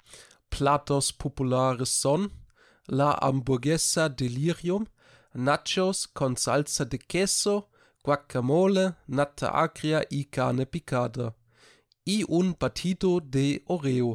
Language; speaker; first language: Spanish; non-native, learner; German